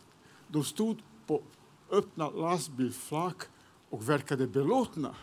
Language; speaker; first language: Swedish; non-native, fluent; Serbian